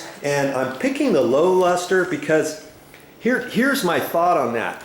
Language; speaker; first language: English; native; English